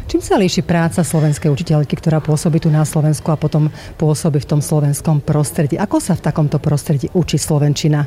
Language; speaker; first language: Slovak; native; Slovak